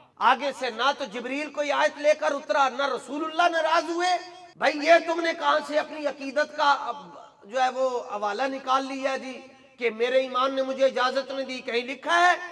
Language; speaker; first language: Urdu; non-native, local second language; Punjabi